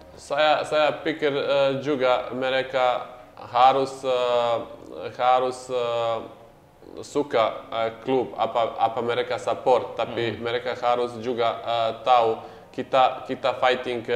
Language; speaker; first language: Indonesian; non-native, learner; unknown